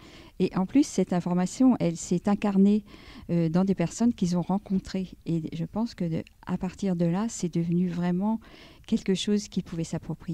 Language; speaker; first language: French; native; French